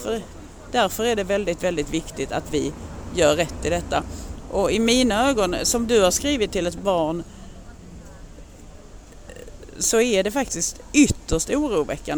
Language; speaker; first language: Swedish; native; Swedish